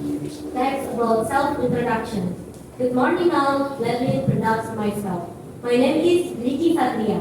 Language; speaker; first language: English; non-native, learner; Indonesian